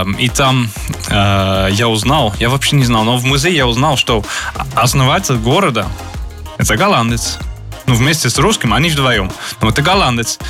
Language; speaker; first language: Russian; non-native, fluent; Dutch